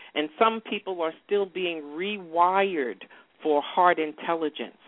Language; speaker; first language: English; native; English